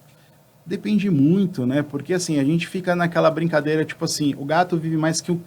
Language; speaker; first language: Portuguese; native; Portuguese